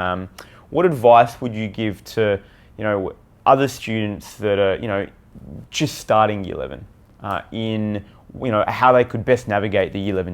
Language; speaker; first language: English; native; English